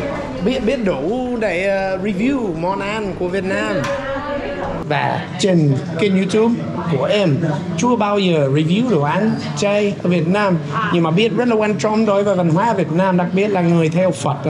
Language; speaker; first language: Vietnamese; non-native, fluent; English